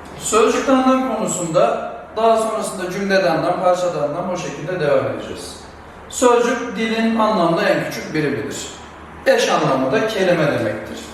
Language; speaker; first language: Turkish; native; Turkish